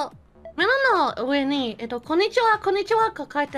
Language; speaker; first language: Japanese; non-native, learner; English